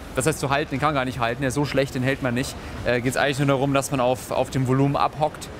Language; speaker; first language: German; native; German